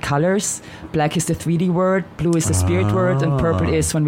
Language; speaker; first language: English; non-native, fluent; German